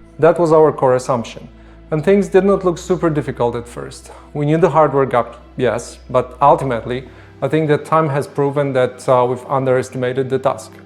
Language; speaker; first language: English; non-native, fluent; Polish